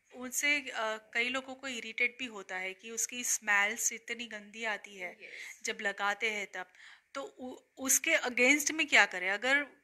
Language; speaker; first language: Hindi; non-native, local second language; Gujarati